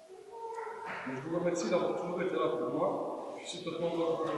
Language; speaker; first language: French; native; French